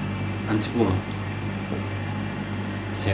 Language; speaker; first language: French; non-native, learner; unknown